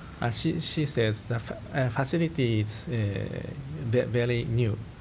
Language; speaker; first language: English; non-native, fluent; Japanese